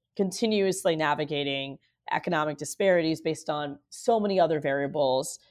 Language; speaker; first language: English; native; English